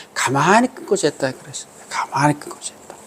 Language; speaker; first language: Korean; native; Korean